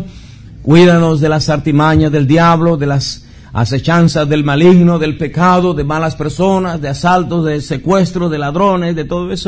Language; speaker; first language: Spanish; native; Spanish